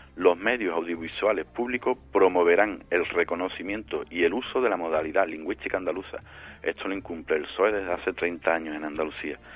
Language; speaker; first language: Spanish; native; Spanish